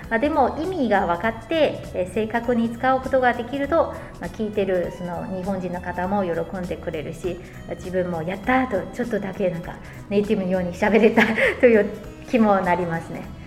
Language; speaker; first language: Japanese; non-native, fluent; Chinese